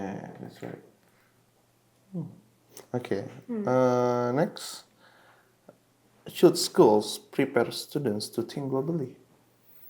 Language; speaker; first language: English; non-native, local second language; Indonesian